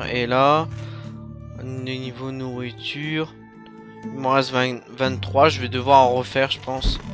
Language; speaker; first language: French; native; French